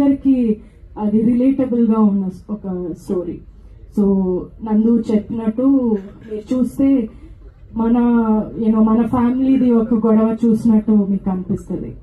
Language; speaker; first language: Telugu; non-native, fluent; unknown